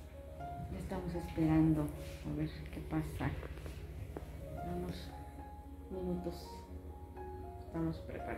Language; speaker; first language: Spanish; native; Spanish